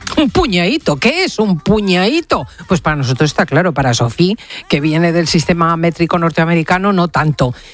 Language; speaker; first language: Spanish; native; Spanish